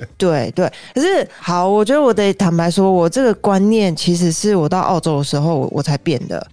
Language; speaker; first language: Chinese; native; Chinese